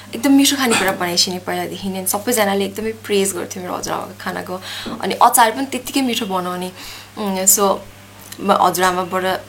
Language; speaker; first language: Nepali; native; Nepali